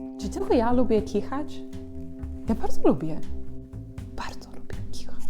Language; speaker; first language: Polish; non-native, learner; English